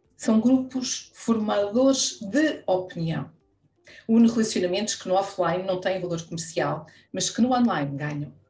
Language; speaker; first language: Portuguese; native; Portuguese